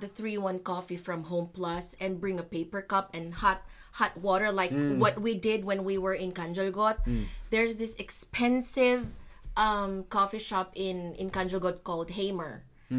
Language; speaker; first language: English; non-native, local second language; Filipino